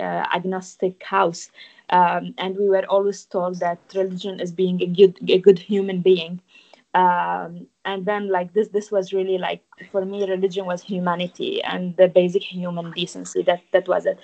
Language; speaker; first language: English; non-native, fluent; Arabic